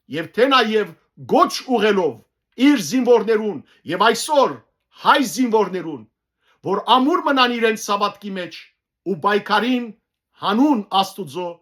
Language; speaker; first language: Armenian; native; Armenian